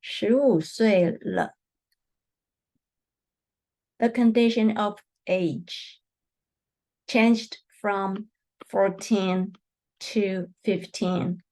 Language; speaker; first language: English; non-native, fluent; Chinese